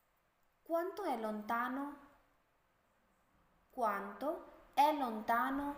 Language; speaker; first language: Italian; non-native, learner; Urdu